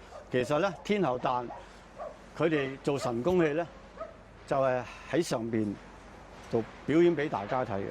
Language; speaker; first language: Cantonese; native; Cantonese